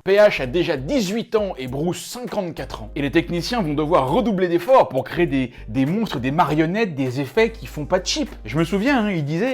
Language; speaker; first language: French; native; French